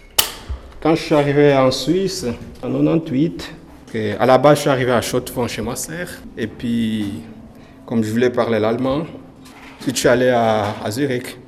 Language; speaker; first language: French; non-native, fluent; Portuguese